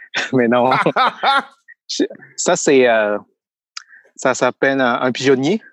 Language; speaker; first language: French; non-native, fluent; Thai